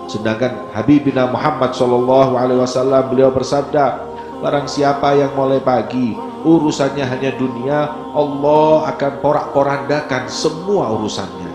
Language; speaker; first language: Indonesian; native; Indonesian